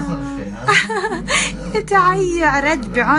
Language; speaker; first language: Arabic; native; Arabic